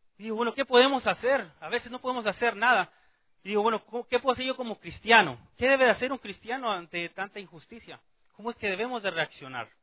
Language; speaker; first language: Spanish; native; Spanish